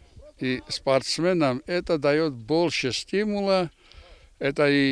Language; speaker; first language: Russian; non-native, fluent; Georgian